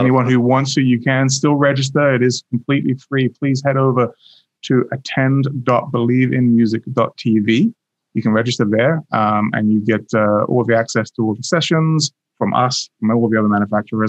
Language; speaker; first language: English; native; English